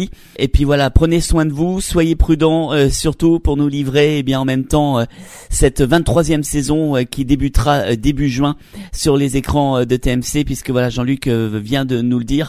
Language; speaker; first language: French; native; French